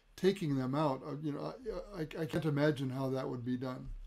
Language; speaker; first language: English; native; English